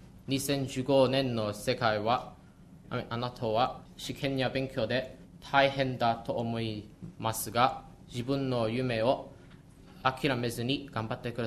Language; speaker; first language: Japanese; non-native, learner; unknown